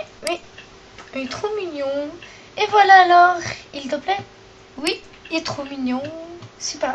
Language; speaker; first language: French; native; French